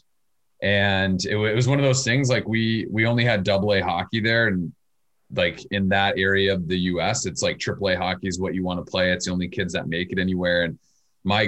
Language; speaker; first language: English; native; English